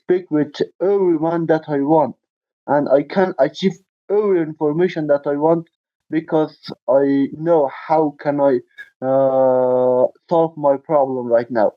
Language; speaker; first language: English; non-native, learner; Persian